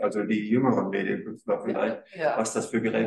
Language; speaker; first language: German; native; German